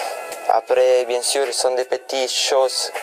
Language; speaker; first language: French; non-native, fluent; Italian